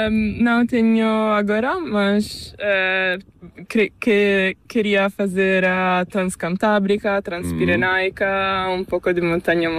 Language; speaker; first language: Spanish; non-native, learner; Portuguese